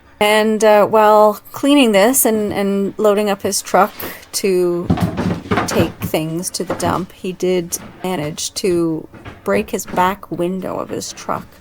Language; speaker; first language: English; native; English